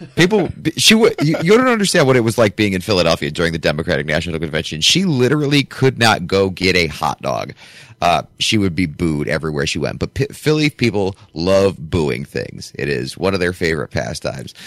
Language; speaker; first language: English; native; English